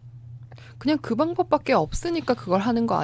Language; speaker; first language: Korean; native; Korean